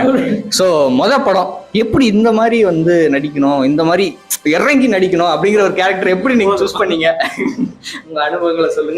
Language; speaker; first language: Tamil; native; Tamil